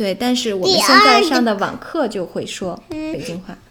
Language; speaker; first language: Chinese; native; Chinese